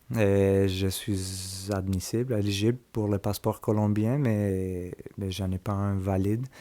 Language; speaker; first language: French; early bilingual, other home language; Spanish